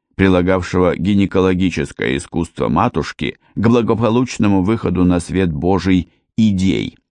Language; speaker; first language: Russian; native; Russian